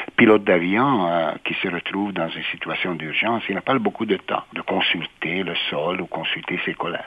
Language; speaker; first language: French; non-native, fluent; Hungarian